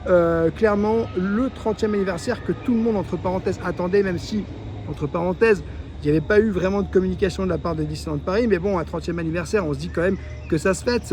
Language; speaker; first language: French; native; French